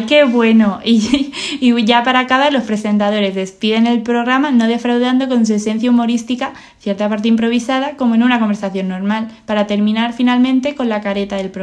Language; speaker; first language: Spanish; native; Spanish